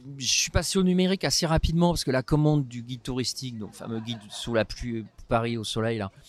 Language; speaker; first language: French; native; French